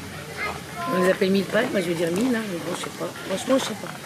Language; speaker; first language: French; native; French